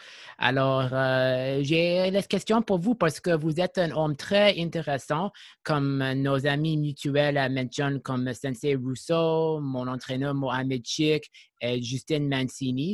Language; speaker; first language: French; non-native, learner; English